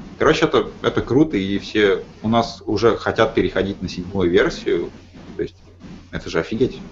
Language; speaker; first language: Russian; native; Russian